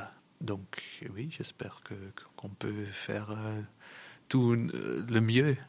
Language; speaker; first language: French; non-native, local second language; Dutch